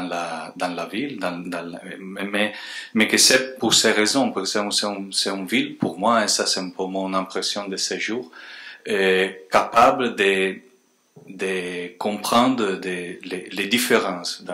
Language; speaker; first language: French; non-native, fluent; Spanish